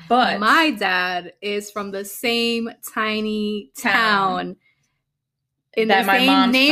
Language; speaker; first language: English; early bilingual, other home language; Spanish